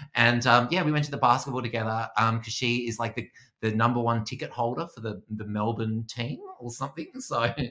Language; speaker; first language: English; native; English